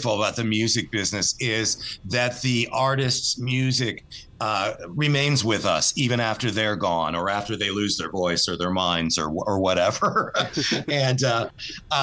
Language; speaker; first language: English; native; English